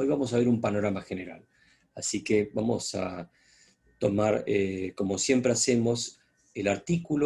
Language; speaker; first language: Spanish; native; Spanish